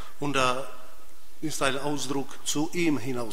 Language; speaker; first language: German; non-native, fluent; Polish